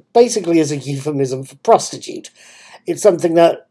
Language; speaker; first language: English; native; English